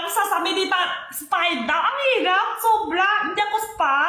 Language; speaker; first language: Filipino; non-native, learner; Chinese